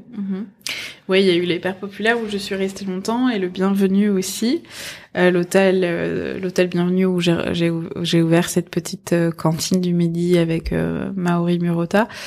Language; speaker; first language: French; early bilingual, other home language; Persian